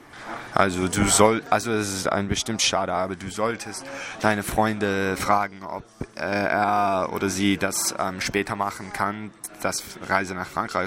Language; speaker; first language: German; non-native, learner; English